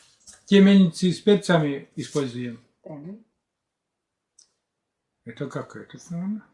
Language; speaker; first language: Russian; native; Russian